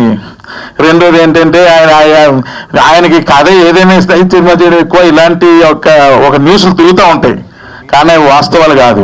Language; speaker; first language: Telugu; native; Telugu